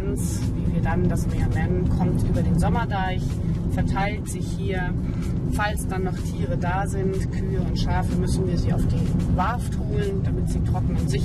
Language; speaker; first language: German; native; German